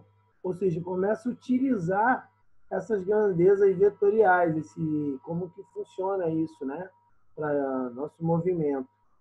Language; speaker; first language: Portuguese; native; Portuguese